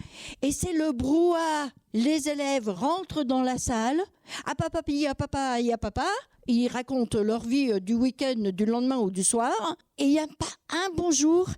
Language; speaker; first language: French; native; French